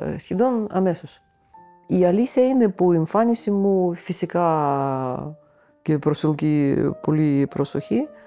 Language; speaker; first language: Greek; non-native, fluent; Russian